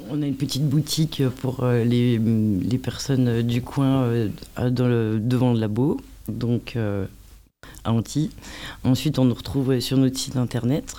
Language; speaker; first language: French; native; French